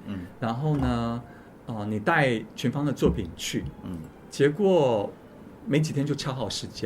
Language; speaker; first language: Chinese; native; Chinese